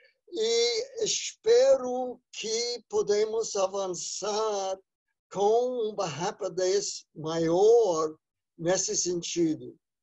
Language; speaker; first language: Portuguese; non-native, fluent; English